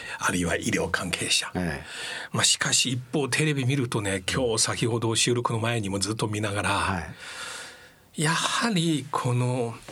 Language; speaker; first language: Japanese; non-native, fluent; Chinese